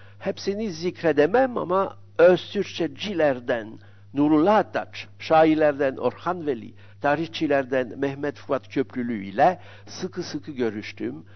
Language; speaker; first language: Turkish; non-native, fluent; French